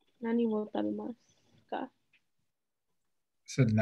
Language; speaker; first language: Japanese; non-native, learner; English